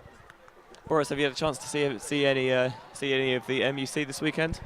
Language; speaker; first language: English; native; English